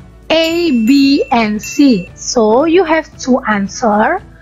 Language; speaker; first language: English; non-native, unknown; Indonesian